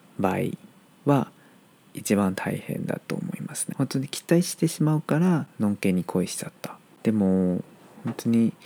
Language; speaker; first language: Japanese; non-native, fluent; Chinese